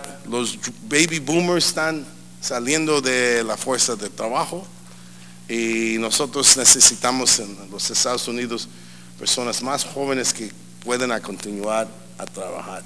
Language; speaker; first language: Spanish; early bilingual, heritage; English